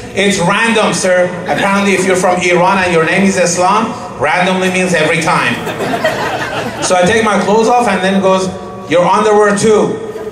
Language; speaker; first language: English; non-native, fluent; Persian